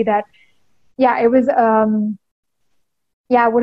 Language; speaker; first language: English; non-native, local second language; Hindi